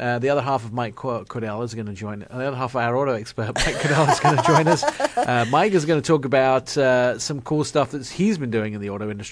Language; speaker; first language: English; native; English